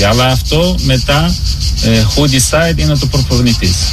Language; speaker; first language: Greek; non-native, learner; Portuguese